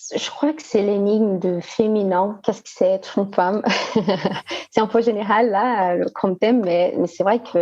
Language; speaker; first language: French; non-native, fluent; Portuguese